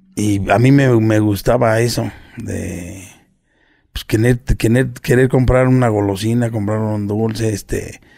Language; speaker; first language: Spanish; native; Spanish